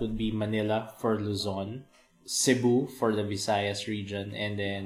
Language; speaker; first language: English; non-native, local second language; Filipino